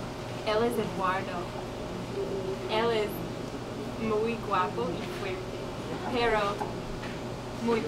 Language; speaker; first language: Spanish; non-native, learner; English